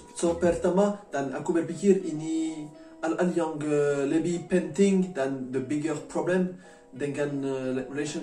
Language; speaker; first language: Indonesian; non-native, learner; French